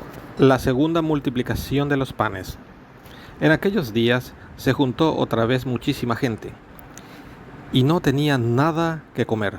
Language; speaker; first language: Spanish; native; Spanish